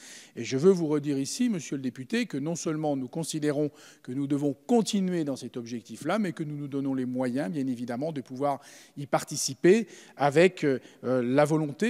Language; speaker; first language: French; native; French